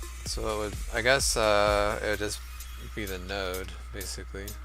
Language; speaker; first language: English; native; English